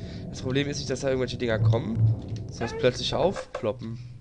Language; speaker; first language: German; native; German